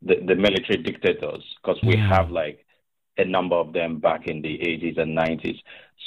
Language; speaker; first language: English; non-native, local second language; Igbo